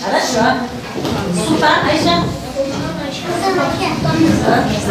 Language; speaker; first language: Russian; non-native, local second language; Kyrgyz